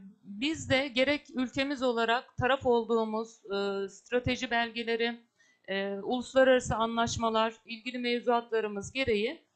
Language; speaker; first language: Turkish; native; Turkish